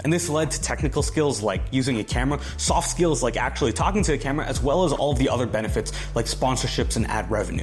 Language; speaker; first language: English; native; English